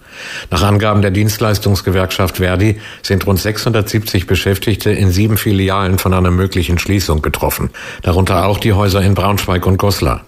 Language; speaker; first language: German; native; German